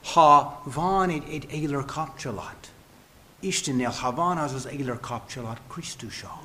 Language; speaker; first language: Hungarian; non-native, fluent; English